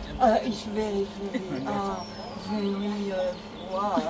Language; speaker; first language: English; non-native, learner; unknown